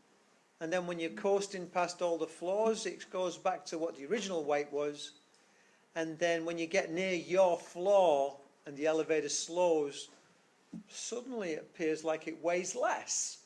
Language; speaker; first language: English; native; English